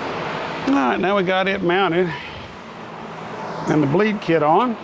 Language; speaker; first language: English; native; English